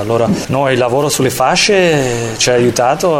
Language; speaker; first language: Italian; early bilingual, heritage; Italian